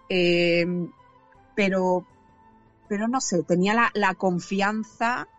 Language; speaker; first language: Spanish; native; Spanish